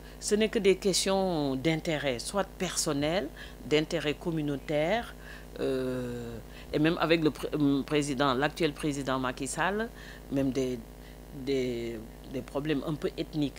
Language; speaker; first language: French; non-native, local second language; Wolof